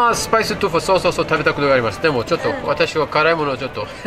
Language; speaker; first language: Japanese; non-native, learner; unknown